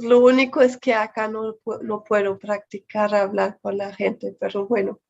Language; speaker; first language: Spanish; non-native, fluent; German